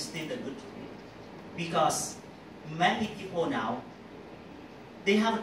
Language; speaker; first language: English; non-native, learner; Vietnamese